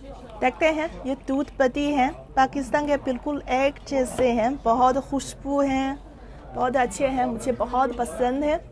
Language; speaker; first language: Hindi; non-native, fluent; Chinese